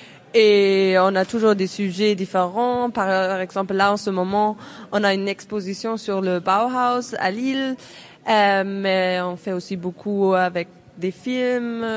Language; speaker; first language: French; non-native, fluent; German